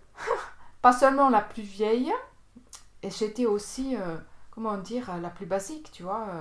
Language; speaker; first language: French; native; French